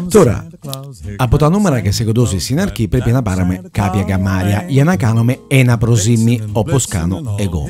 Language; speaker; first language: Greek; non-native, learner; Italian